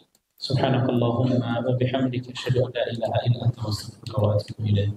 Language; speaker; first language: Arabic; non-native, fluent; Indonesian